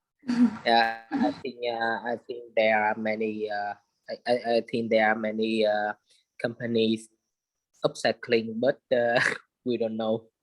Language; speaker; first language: English; non-native, learner; Vietnamese